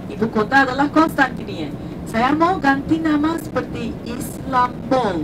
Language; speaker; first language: Indonesian; non-native, learner; Turkish